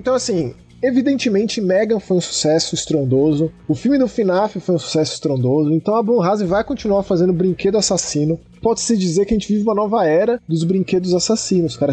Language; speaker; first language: Portuguese; native; Portuguese